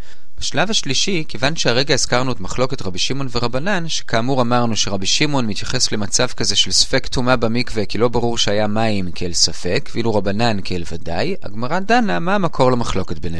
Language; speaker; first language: Hebrew; native; Hebrew